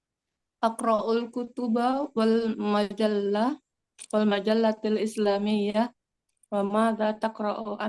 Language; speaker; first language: Arabic; non-native, learner; Indonesian